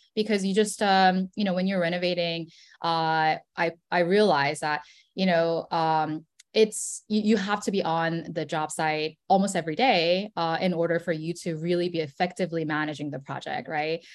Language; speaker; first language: English; early bilingual, other home language; Korean